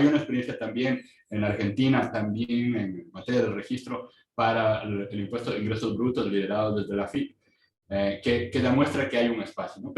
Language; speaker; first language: Spanish; native; Spanish